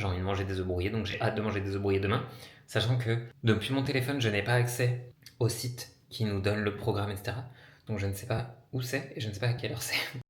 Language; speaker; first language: French; native; French